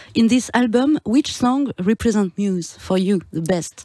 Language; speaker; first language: English; non-native, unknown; French